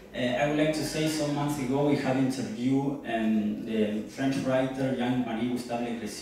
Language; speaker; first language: English; non-native, learner; Spanish